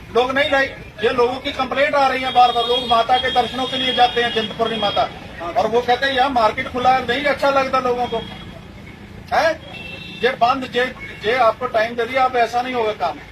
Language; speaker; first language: Hindi; non-native, local second language; Punjabi